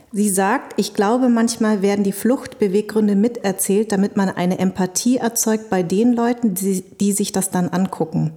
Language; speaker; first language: German; native; German